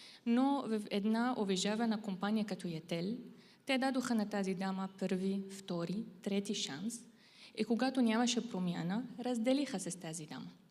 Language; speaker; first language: Bulgarian; non-native, fluent; Arabic